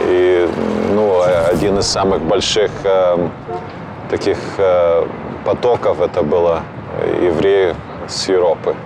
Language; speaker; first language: Russian; early bilingual, heritage; Russian